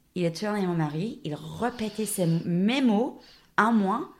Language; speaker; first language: French; non-native, fluent; English